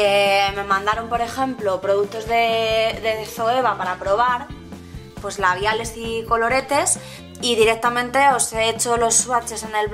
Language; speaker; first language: Spanish; native; Spanish